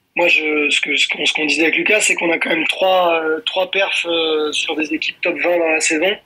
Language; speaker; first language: French; native; French